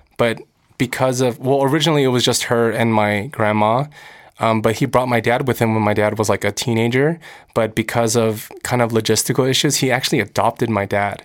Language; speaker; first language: English; early bilingual, other home language; Korean